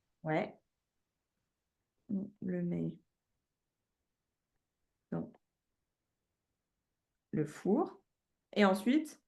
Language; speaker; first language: French; native; French